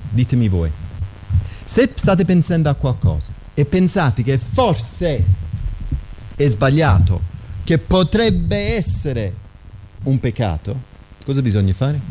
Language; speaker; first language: Italian; non-native, fluent; English